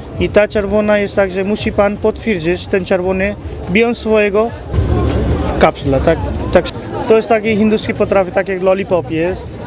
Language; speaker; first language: Polish; non-native, learner; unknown